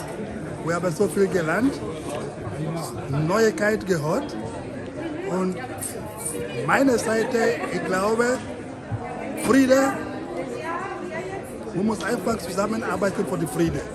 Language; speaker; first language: German; non-native, learner; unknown